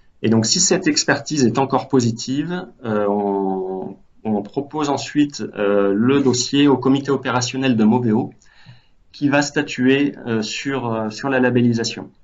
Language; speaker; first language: French; native; French